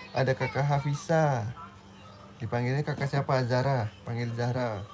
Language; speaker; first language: Indonesian; native; Indonesian